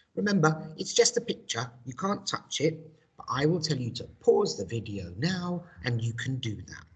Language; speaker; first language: English; native; English